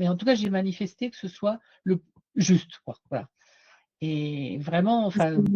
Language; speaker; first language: French; native; French